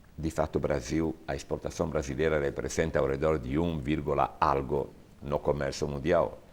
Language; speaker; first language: Portuguese; non-native, fluent; Italian